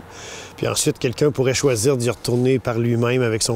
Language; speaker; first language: French; native; French